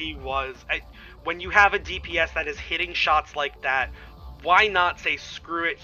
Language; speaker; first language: English; native; English